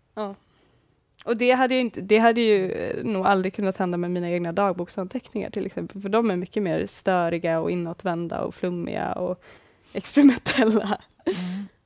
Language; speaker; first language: Swedish; native; Swedish